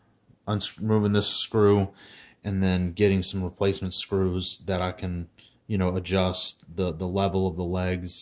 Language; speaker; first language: English; native; English